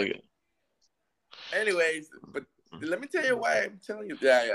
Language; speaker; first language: English; non-native, fluent; Spanish